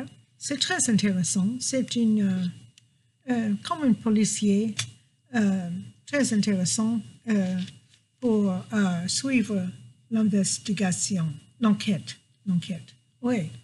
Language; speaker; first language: French; non-native, fluent; English